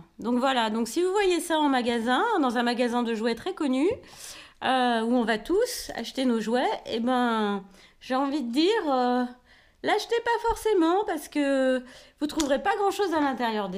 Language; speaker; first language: French; native; French